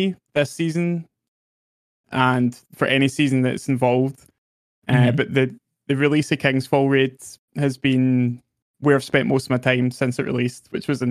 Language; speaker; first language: English; native; English